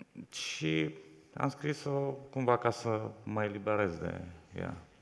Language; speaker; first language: Romanian; native; Romanian